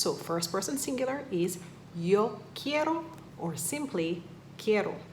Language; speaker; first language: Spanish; non-native, fluent; English